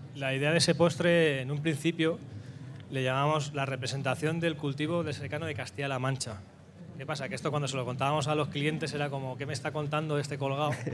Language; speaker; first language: Spanish; native; Spanish